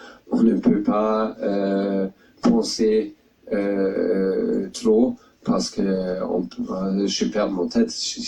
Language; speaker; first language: French; non-native, fluent; German